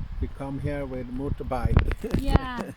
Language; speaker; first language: English; non-native, learner; Swedish